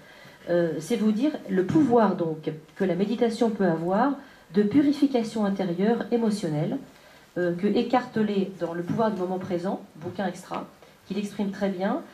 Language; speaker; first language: French; native; French